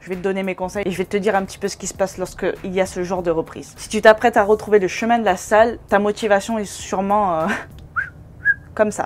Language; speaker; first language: French; native; French